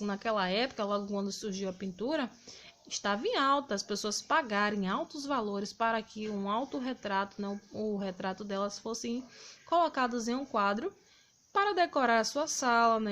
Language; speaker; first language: Portuguese; native; Portuguese